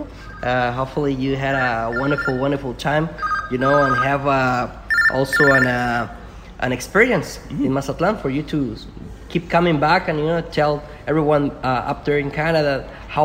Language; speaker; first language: English; non-native, fluent; Spanish